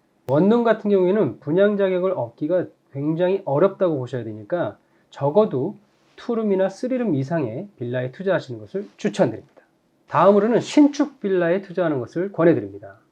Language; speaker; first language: Korean; native; Korean